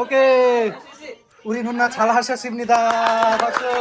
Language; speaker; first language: Korean; non-native, fluent; Nepali